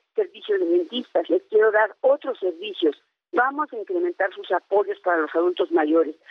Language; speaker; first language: Spanish; native; Spanish